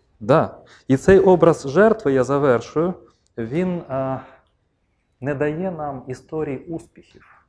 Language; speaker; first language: Ukrainian; non-native, local second language; Russian